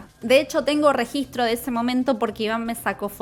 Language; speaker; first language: Spanish; native; Spanish